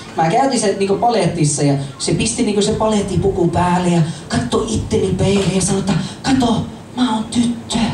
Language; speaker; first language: Finnish; non-native, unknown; English